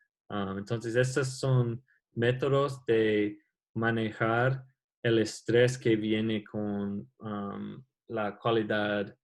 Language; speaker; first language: Spanish; non-native, learner; English